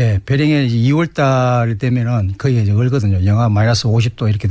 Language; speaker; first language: Korean; native; Korean